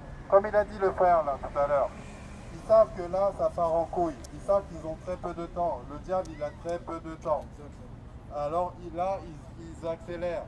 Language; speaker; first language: French; native; French